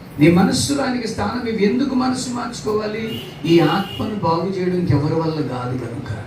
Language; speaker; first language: Telugu; non-native, local second language; Tamil